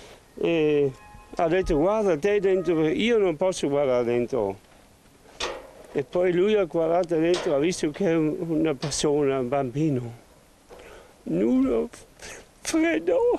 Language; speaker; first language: Italian; non-native, local second language; German